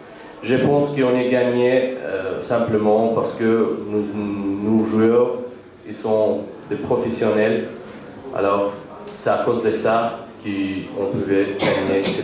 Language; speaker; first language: French; non-native, learner; Azerbaijani